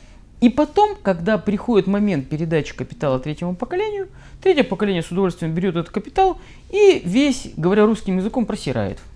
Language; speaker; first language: Russian; native; Russian